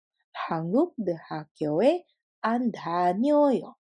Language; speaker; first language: Korean; non-native, fluent; Indonesian